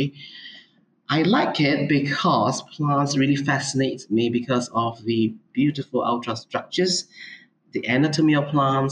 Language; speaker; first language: English; non-native, local second language; Cantonese